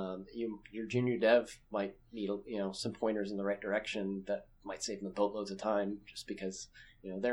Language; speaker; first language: English; native; English